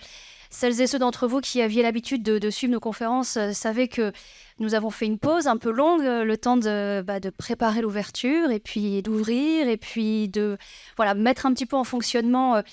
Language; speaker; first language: French; native; French